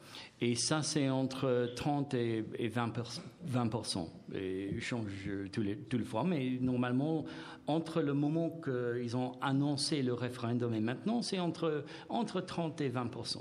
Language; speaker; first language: French; non-native, fluent; English